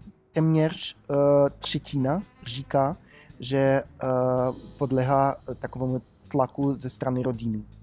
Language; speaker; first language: Czech; non-native, fluent; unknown